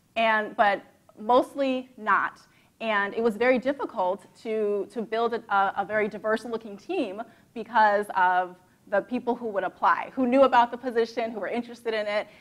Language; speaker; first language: English; native; English